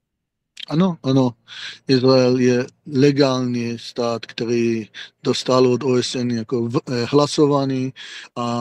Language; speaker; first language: Czech; non-native, fluent; Hebrew